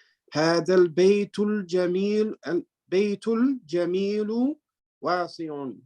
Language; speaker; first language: Arabic; non-native, learner; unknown